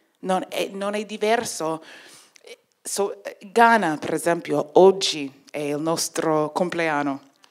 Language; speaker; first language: Italian; non-native, fluent; English